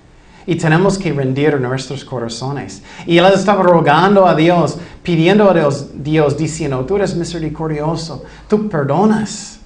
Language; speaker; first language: Spanish; non-native, fluent; English